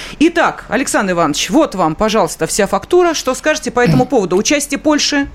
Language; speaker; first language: Russian; native; Russian